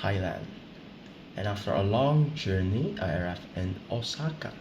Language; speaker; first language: English; non-native, learner; Indonesian